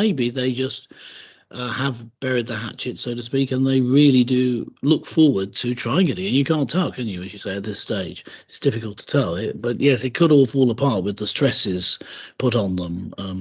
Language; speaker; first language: English; native; English